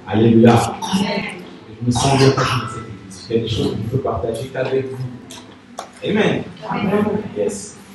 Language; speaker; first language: French; non-native, local second language; Lingala